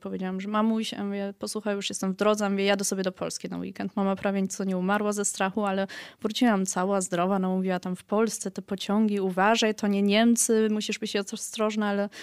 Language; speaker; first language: Polish; early bilingual, heritage; Polish